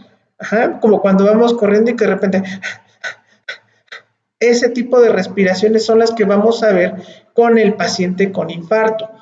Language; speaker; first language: Spanish; native; Spanish